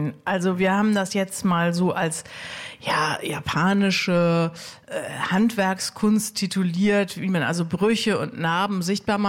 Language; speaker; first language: German; native; German